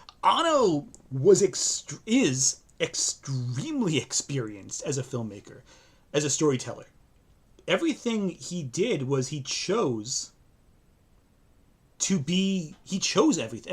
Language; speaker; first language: English; native; English